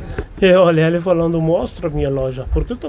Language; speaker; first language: Portuguese; non-native, learner; Hindi